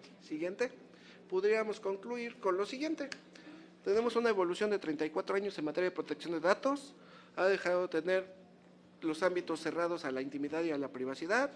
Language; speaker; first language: Spanish; native; Spanish